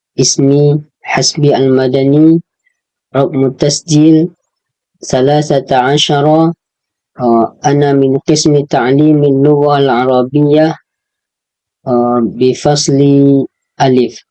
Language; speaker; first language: Arabic; non-native, learner; Indonesian